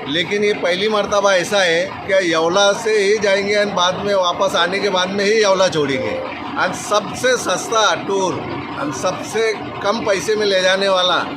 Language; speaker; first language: Hindi; non-native, local second language; Urdu